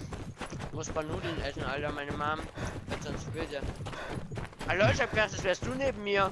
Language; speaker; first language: German; native; German